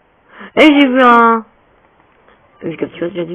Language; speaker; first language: French; native; French